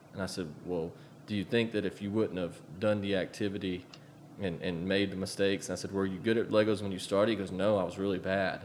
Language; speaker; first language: English; native; English